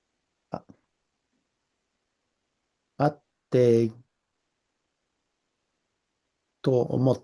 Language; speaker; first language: Japanese; non-native, learner; English